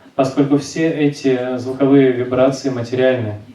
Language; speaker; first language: Russian; native; Russian